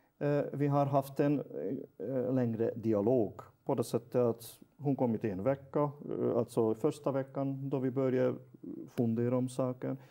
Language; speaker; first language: Swedish; non-native, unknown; Hungarian